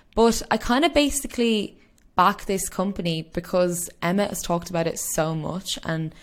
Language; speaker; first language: English; native; English